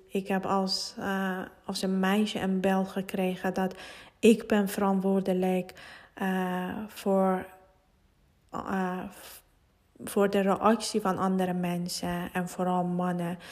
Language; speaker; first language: Dutch; non-native, fluent; Persian